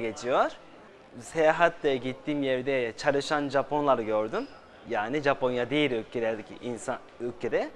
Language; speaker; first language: Turkish; non-native, fluent; Japanese